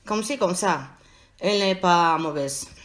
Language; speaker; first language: French; non-native, learner; Spanish